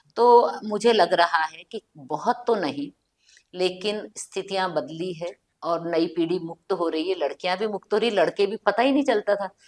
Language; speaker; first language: Hindi; native; Hindi